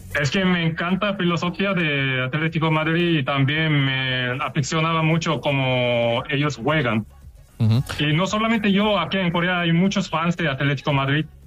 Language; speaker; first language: Spanish; non-native, learner; Korean